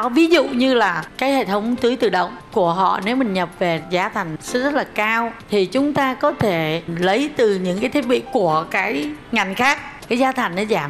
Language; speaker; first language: Vietnamese; native; Vietnamese